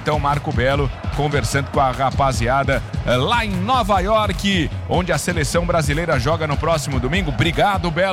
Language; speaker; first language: Portuguese; native; Portuguese